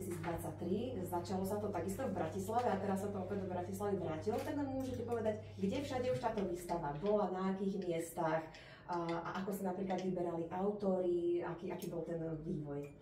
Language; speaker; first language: Slovak; native; Slovak